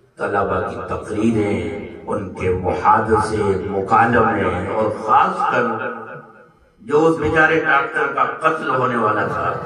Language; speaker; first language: Urdu; native; Urdu